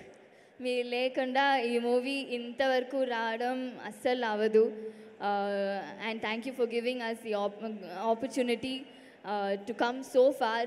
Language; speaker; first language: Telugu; non-native, learner; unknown